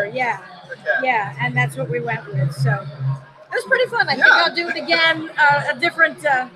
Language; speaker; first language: English; native; English